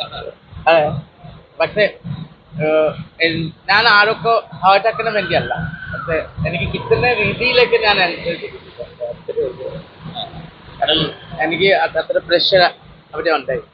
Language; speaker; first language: Malayalam; non-native, learner; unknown